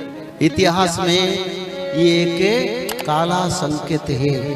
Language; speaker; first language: Hindi; non-native, local second language; Odia